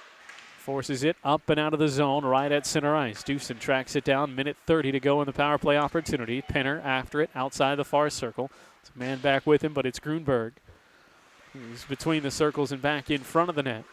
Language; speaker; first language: English; native; English